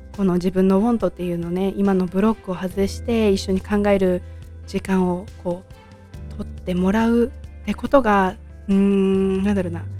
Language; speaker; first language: Japanese; native; Japanese